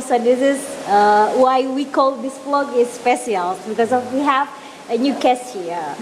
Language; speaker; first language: English; non-native, learner; Indonesian